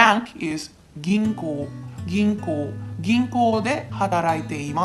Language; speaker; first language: Japanese; non-native, fluent; Filipino